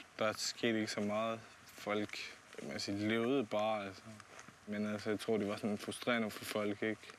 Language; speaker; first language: Danish; early bilingual, other home language; Bosnian